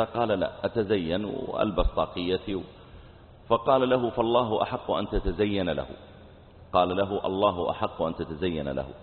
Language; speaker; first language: Arabic; native; Arabic